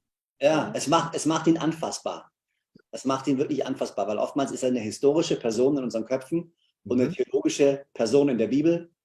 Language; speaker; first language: German; native; German